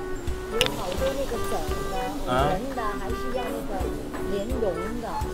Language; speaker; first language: Chinese; early bilingual, heritage; Chinese